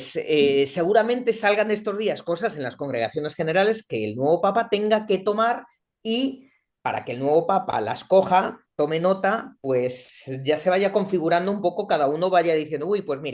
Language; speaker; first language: Spanish; native; Spanish